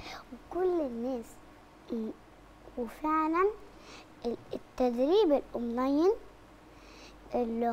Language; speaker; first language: Arabic; native; Arabic